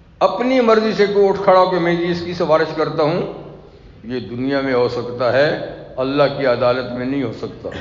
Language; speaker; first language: Urdu; non-native, local second language; Pashto